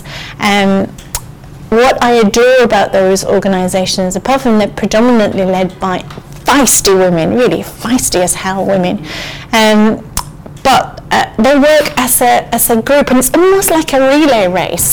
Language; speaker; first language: English; native; English